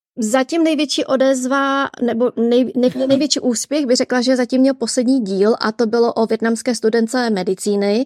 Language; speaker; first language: Czech; early bilingual, other home language; Vietnamese